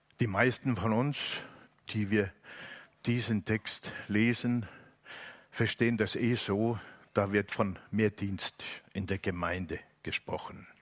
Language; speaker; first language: German; non-native, fluent; Finnish